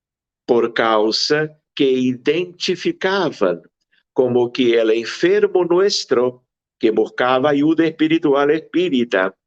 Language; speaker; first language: Spanish; non-native, fluent; Portuguese